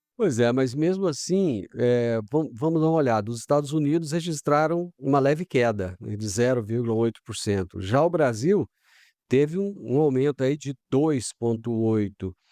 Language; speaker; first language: Portuguese; native; Portuguese